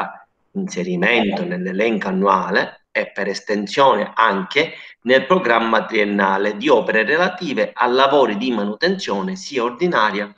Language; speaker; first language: Italian; native; Italian